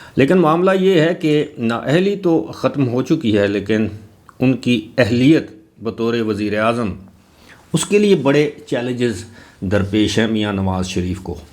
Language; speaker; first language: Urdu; non-native, local second language; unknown